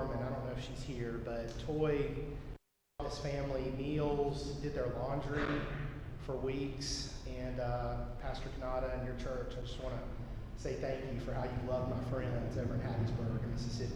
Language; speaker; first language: English; native; English